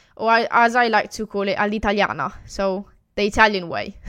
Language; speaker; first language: English; non-native, fluent; Italian